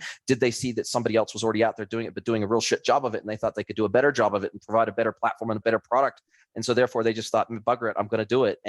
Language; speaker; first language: English; native; English